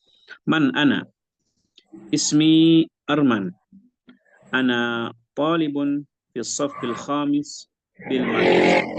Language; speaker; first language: Arabic; non-native, learner; Indonesian